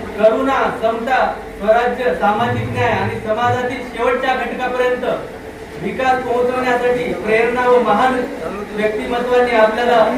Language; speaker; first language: Marathi; native; Marathi